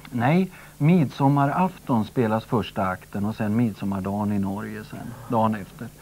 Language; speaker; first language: Swedish; native; Swedish